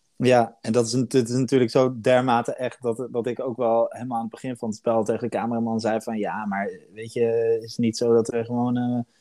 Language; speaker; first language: Dutch; native; Dutch